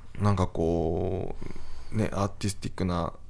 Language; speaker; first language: Japanese; native; Japanese